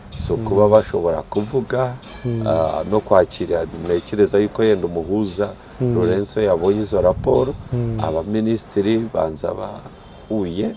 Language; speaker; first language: Kinyarwanda; native; Kinyarwanda